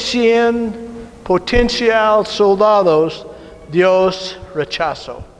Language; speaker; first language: Spanish; non-native, learner; English